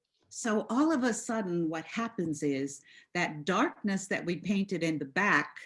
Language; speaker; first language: English; native; English